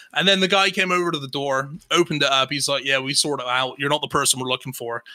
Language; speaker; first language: English; native; English